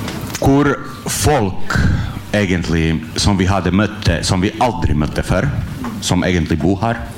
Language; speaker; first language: Swedish; non-native, learner; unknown